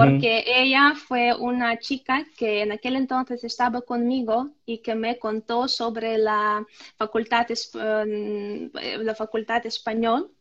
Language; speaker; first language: Spanish; non-native, fluent; Russian